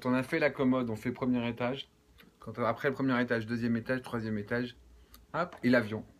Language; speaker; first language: French; native; French